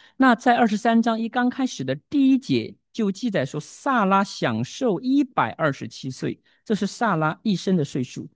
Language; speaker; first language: Chinese; native; Chinese